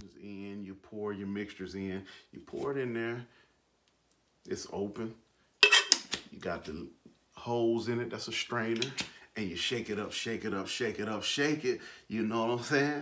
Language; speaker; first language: English; native; English